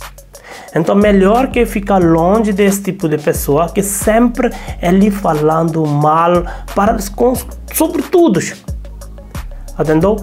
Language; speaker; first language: Portuguese; non-native, learner; Hindi